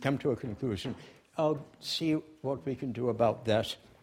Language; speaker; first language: English; native; English